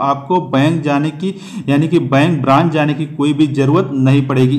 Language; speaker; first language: Hindi; native; Hindi